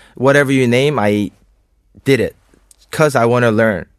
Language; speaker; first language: English; non-native, fluent; Korean